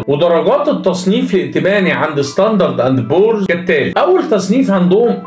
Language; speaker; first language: Arabic; native; Arabic